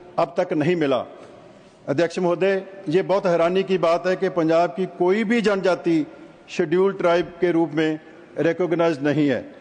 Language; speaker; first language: Hindi; non-native, local second language; Punjabi